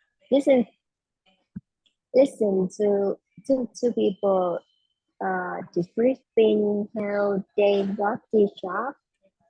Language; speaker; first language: English; non-native, learner; Vietnamese